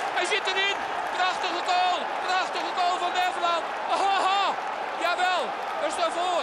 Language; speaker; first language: Dutch; native; Dutch